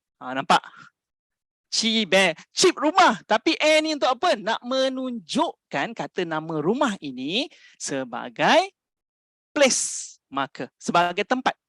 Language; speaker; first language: Malay; native; Malay